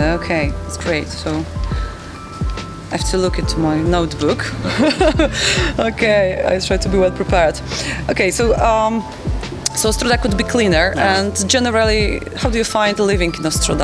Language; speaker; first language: English; non-native, fluent; Polish